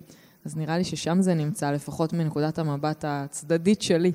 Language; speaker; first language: Hebrew; native; Hebrew